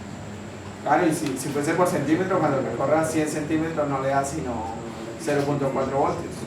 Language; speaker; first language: Spanish; native; Spanish